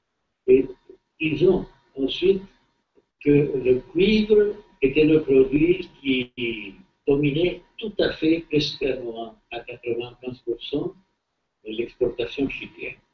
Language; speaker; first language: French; non-native, fluent; Spanish